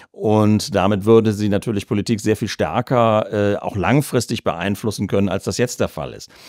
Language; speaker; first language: German; native; German